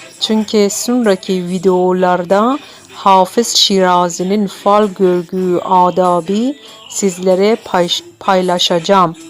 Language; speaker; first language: Turkish; non-native, learner; Persian